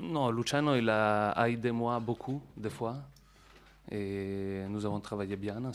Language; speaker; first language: French; non-native, learner; Italian